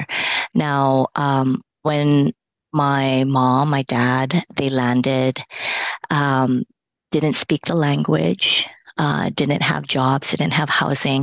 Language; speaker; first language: English; early bilingual, other home language; Cantonese